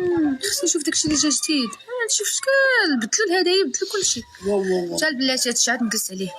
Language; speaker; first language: Arabic; native; Arabic